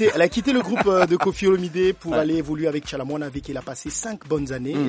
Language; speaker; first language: French; non-native, local second language; Lingala